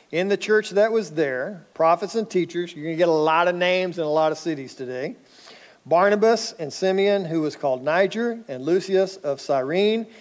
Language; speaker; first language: English; native; English